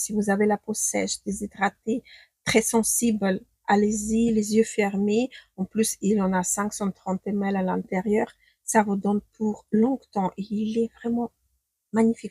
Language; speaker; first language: French; non-native, fluent; Ukrainian